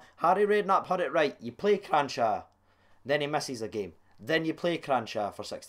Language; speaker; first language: English; native; English